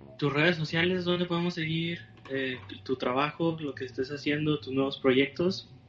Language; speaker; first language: Spanish; native; Spanish